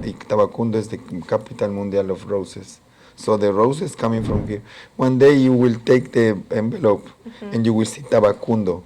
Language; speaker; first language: English; non-native, local second language; Spanish